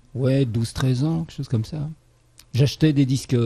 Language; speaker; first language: French; native; French